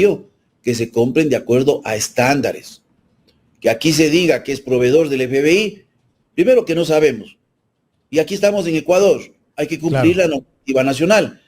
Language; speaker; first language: Spanish; native; Spanish